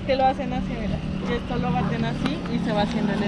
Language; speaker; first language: Spanish; native; Spanish